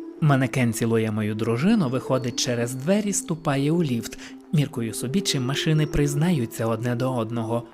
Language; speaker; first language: Ukrainian; native; Ukrainian